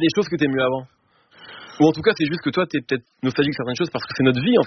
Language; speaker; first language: French; native; French